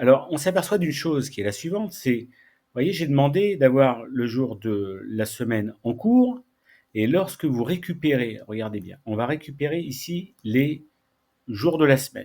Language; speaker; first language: French; native; French